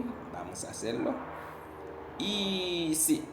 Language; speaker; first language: Spanish; non-native, fluent; Haitian Creole